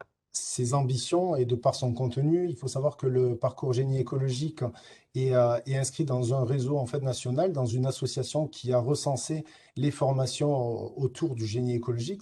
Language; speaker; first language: French; native; French